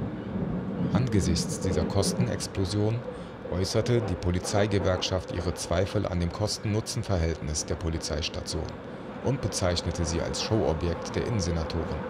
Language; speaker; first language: German; native; German